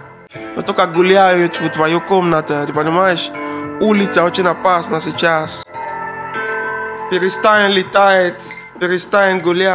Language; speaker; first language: Russian; non-native, learner; Arabic